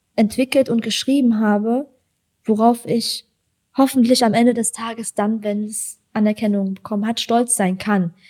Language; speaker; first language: German; early bilingual, other home language; Persian